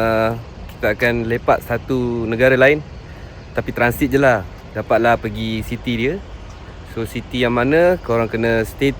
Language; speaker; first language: Malay; native; Malay